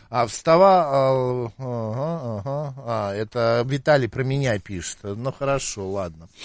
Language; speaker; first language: Russian; native; Russian